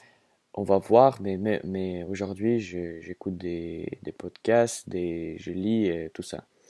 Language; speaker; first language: French; non-native, fluent; Russian